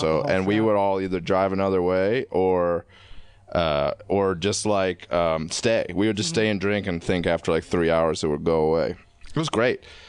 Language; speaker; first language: English; native; English